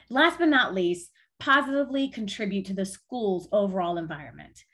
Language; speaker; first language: English; native; English